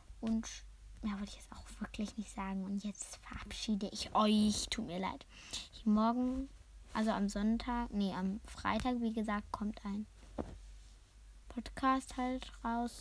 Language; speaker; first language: German; native; German